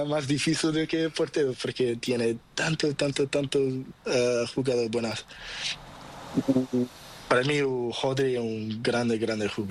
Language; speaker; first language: Spanish; non-native, learner; Portuguese